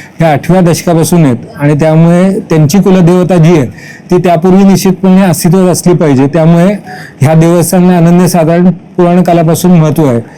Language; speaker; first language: Marathi; native; Marathi